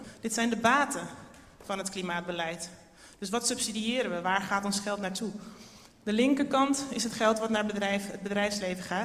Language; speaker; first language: Dutch; native; Dutch